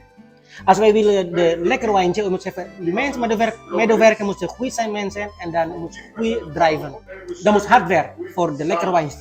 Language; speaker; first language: Dutch; non-native, learner; Indonesian